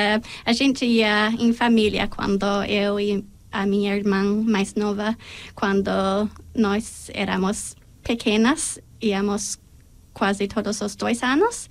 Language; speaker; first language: Portuguese; non-native, fluent; English